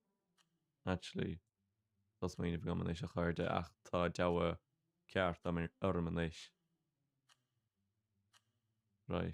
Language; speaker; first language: Irish; non-native, local second language; English